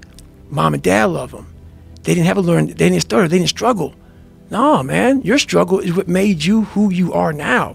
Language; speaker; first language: English; native; English